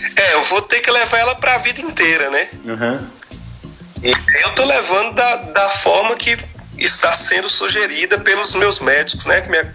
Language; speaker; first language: Portuguese; native; Portuguese